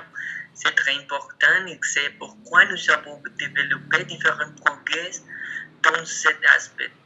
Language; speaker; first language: French; non-native, learner; Spanish